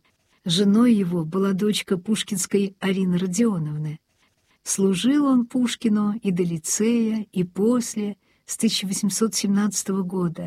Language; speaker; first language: Russian; native; Russian